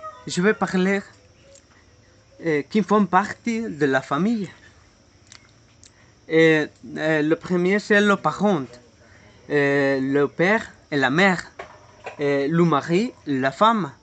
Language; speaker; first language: French; non-native, learner; Spanish